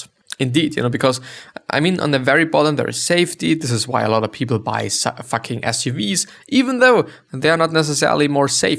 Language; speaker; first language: English; non-native, fluent; German